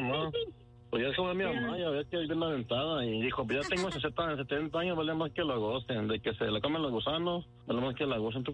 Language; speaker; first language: Spanish; native; Spanish